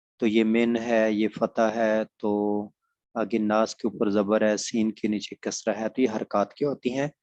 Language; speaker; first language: Urdu; non-native, local second language; Punjabi